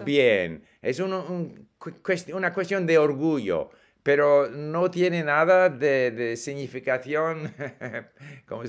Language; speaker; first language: Spanish; non-native, fluent; English